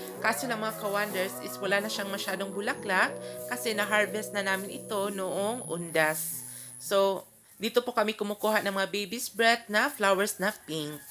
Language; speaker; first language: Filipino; non-native, local second language; Cebuano